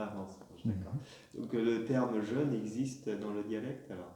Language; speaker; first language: French; native; French